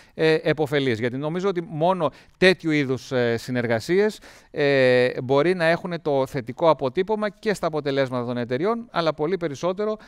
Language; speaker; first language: Greek; native; Greek